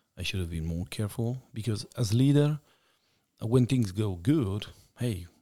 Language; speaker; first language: English; non-native, fluent; Romanian